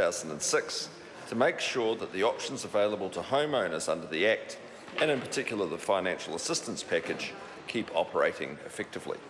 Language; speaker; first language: English; native; English